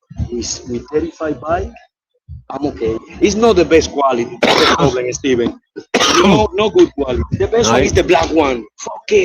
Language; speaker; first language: English; non-native, learner; Spanish